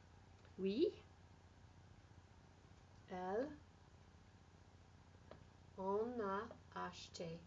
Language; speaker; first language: French; non-native, fluent; English